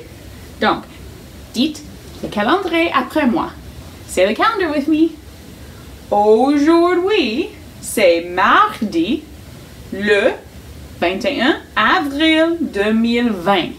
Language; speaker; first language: French; non-native, fluent; English